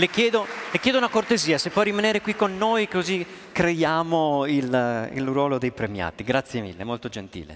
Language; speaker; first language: Italian; native; Italian